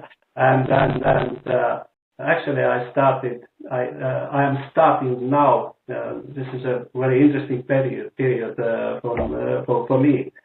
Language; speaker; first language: English; non-native, learner; Estonian